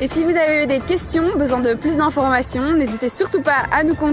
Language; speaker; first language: French; native; French